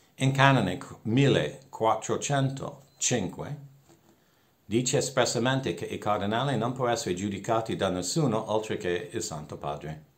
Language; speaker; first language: Italian; non-native, fluent; English